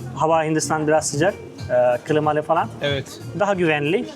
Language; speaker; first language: Turkish; non-native, fluent; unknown